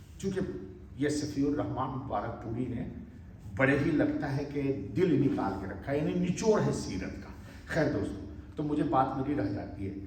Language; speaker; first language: Urdu; native; Urdu